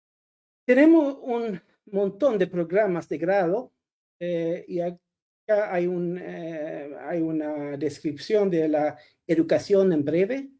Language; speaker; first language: Spanish; non-native, fluent; Swedish